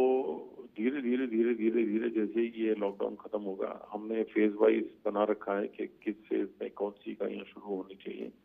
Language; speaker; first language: Hindi; native; Hindi